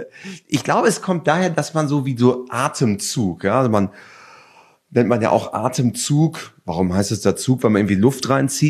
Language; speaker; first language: German; native; German